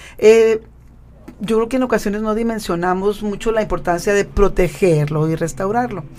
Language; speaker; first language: Spanish; native; Spanish